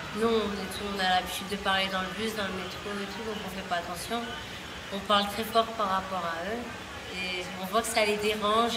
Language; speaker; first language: French; native; French